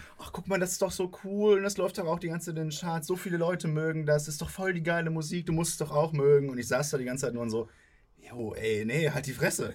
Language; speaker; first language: German; native; German